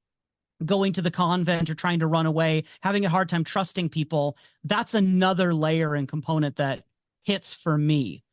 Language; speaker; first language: English; native; English